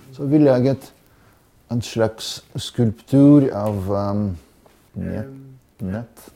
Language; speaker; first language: Norwegian; non-native, fluent; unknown